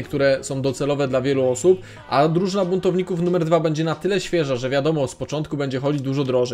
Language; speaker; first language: Polish; native; Polish